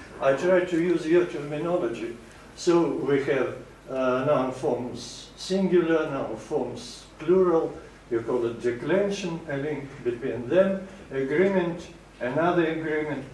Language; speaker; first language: English; non-native, fluent; Russian